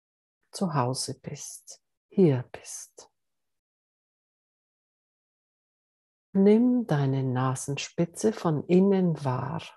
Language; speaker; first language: German; native; German